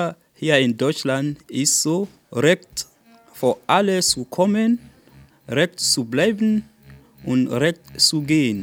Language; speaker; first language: German; non-native, fluent; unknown